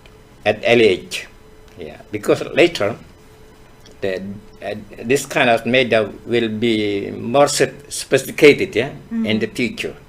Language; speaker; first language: English; non-native, fluent; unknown